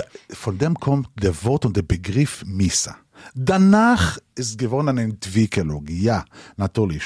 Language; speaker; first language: German; non-native, learner; Hebrew